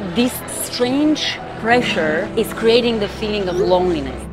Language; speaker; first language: English; non-native, fluent; Bulgarian